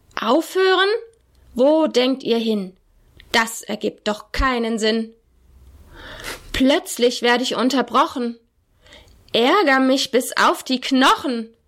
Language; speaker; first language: German; native; German